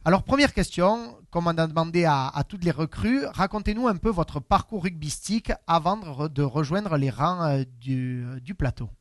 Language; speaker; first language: French; native; French